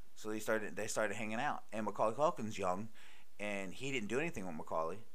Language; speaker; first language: English; native; English